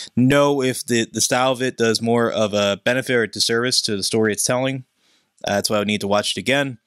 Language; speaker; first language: English; native; English